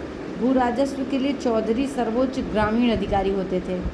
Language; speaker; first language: Hindi; native; Hindi